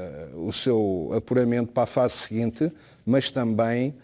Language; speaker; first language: Portuguese; native; Portuguese